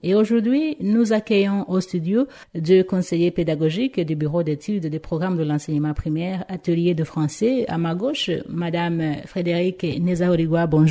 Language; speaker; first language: French; non-native, local second language; Rundi